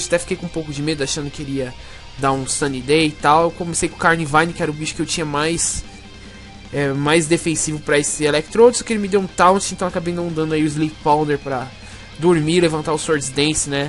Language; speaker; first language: Portuguese; native; Portuguese